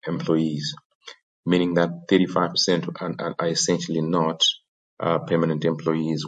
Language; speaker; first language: English; non-native, local second language; Shona